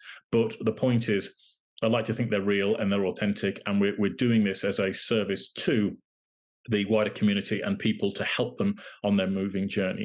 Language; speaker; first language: English; native; English